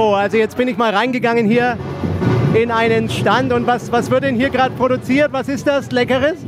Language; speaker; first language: German; native; German